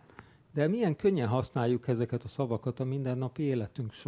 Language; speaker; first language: Hungarian; native; Hungarian